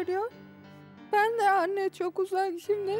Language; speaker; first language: Turkish; non-native, learner; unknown